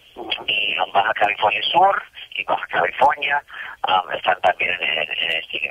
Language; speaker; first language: Spanish; non-native, fluent; English